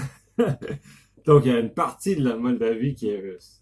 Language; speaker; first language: French; native; French